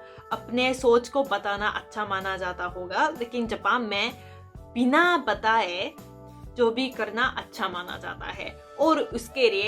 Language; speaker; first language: Hindi; non-native, fluent; Japanese